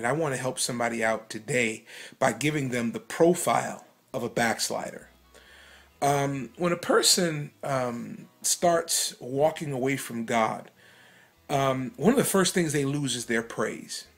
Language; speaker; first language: English; native; English